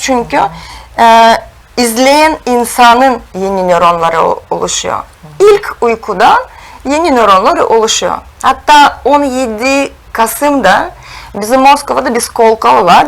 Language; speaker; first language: Turkish; non-native, fluent; Russian